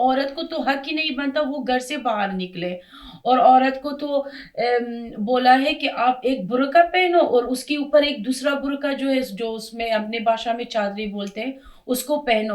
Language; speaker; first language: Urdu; non-native, fluent; Persian